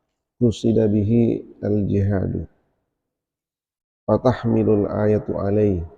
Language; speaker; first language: Arabic; non-native, fluent; Indonesian